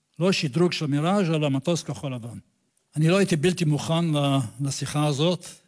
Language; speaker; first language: Hebrew; non-native, fluent; English